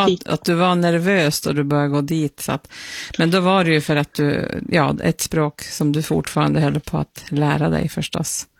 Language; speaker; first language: Swedish; native; Swedish